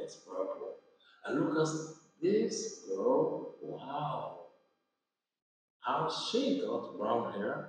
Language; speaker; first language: English; non-native, fluent; Vietnamese